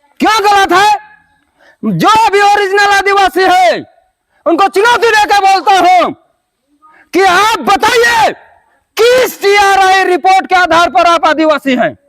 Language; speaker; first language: Hindi; non-native, local second language; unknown